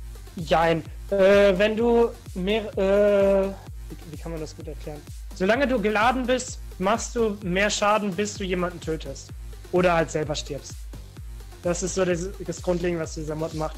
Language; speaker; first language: German; native; German